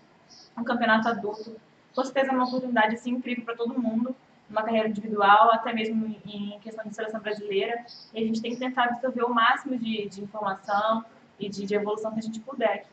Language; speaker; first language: Portuguese; native; Portuguese